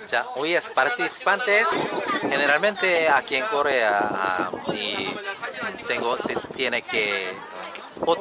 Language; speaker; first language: Spanish; non-native, learner; Korean